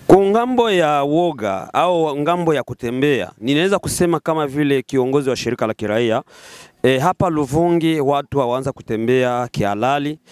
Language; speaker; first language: Swahili; native; Swahili